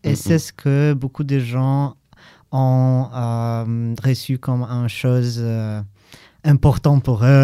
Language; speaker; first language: French; non-native, learner; Polish